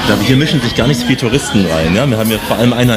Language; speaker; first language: German; native; German